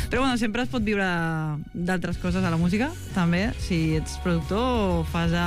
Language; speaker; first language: Catalan; non-native, local second language; Spanish